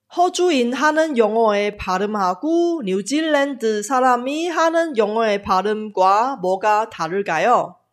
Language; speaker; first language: Korean; non-native, fluent; Chinese